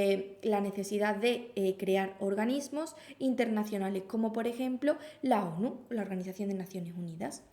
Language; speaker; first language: Spanish; native; Spanish